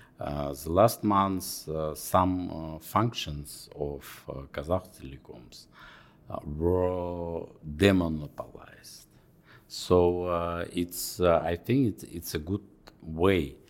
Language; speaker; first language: English; non-native, fluent; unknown